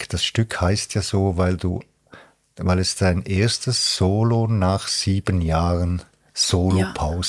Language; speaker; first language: German; native; German